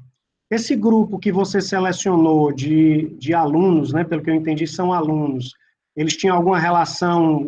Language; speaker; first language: Portuguese; native; Portuguese